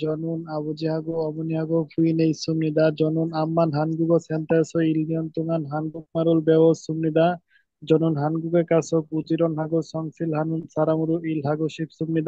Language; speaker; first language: Korean; non-native, learner; Bangla